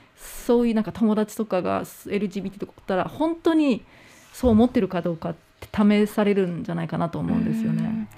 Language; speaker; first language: Japanese; non-native, fluent; English